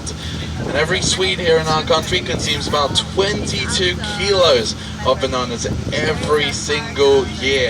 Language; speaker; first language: English; non-native, fluent; Swedish